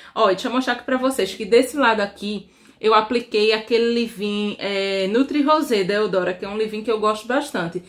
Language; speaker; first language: Portuguese; native; Portuguese